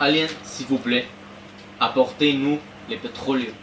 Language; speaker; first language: French; non-native, learner; Spanish